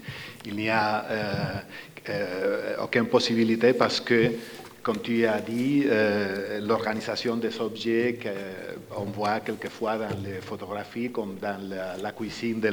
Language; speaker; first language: French; non-native, fluent; Spanish